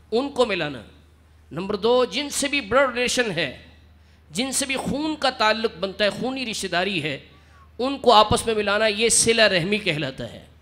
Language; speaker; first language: Urdu; non-native, local second language; Punjabi